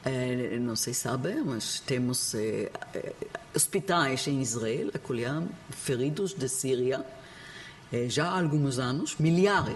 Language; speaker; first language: Portuguese; non-native, learner; Hebrew